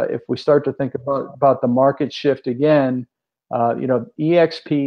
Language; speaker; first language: English; native; English